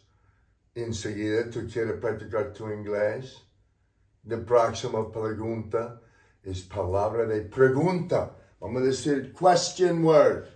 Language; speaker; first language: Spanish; non-native, learner; English